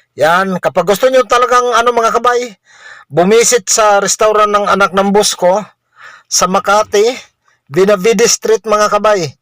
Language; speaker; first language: Filipino; non-native, local second language; Cebuano